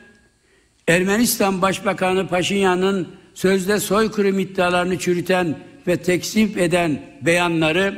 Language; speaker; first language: Turkish; native; Turkish